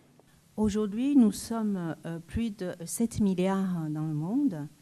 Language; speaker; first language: French; non-native, fluent; Chinese